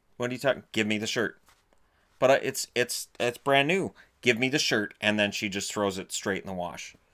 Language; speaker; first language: English; native; English